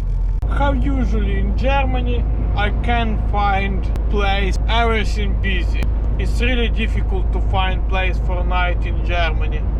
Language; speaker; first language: English; non-native, learner; Polish